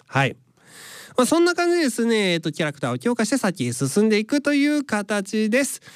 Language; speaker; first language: Japanese; native; Japanese